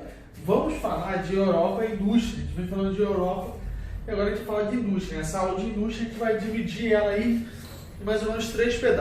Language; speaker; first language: Portuguese; native; Portuguese